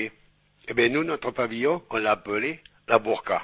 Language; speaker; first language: French; native; French